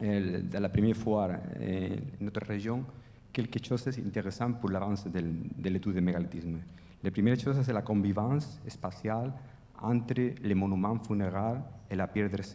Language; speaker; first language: French; non-native, fluent; Spanish